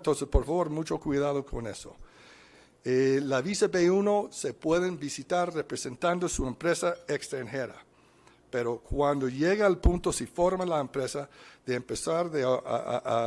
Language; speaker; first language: Spanish; non-native, fluent; English